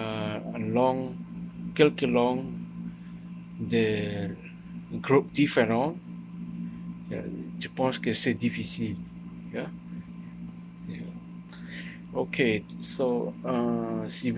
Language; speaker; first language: French; non-native, learner; Chinese